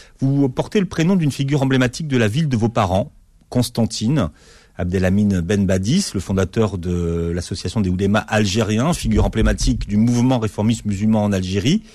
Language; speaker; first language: French; native; French